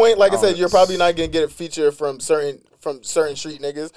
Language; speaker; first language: English; native; English